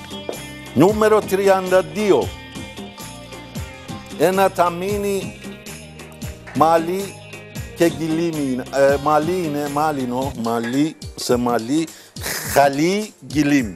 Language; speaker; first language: Greek; non-native, learner; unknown